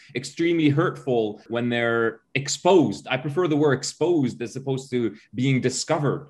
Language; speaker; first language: English; early bilingual, other home language; Arabic